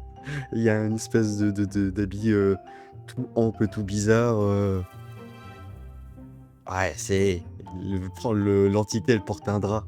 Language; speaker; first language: French; native; French